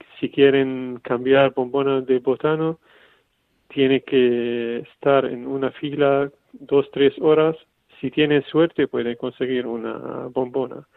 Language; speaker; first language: Spanish; non-native, fluent; Arabic